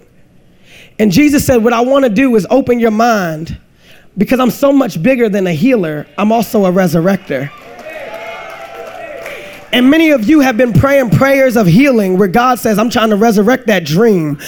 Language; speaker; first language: English; native; English